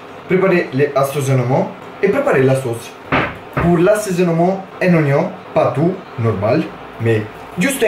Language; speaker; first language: French; non-native, learner; Italian